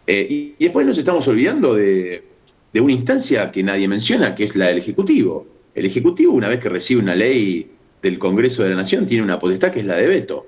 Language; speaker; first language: Spanish; native; Spanish